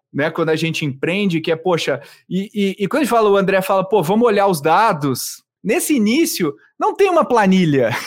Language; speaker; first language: Portuguese; native; Portuguese